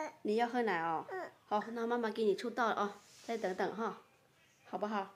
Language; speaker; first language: Chinese; non-native, fluent; Lao